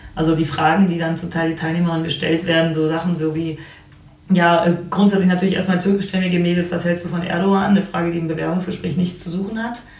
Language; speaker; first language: German; early bilingual, other home language; Polish